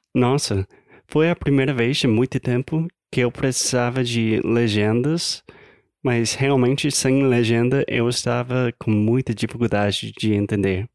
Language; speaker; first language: Portuguese; non-native, fluent; English